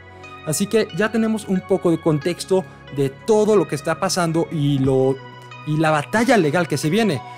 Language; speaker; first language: Spanish; native; Spanish